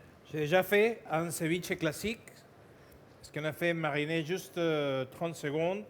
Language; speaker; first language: French; non-native, fluent; Spanish